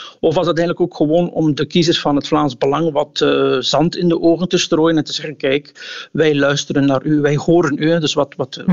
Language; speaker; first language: Dutch; native; Dutch